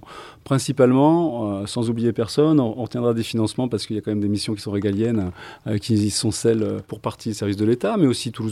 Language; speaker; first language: French; native; French